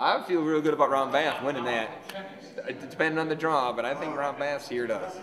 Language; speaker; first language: English; native; English